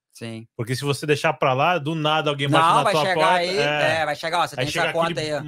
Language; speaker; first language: Portuguese; native; Portuguese